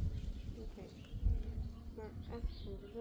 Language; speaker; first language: Dutch; native; Dutch